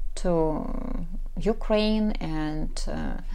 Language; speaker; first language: English; non-native, fluent; Ukrainian